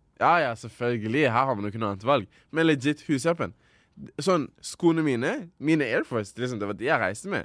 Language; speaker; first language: Norwegian; early bilingual, other home language; Kinyarwanda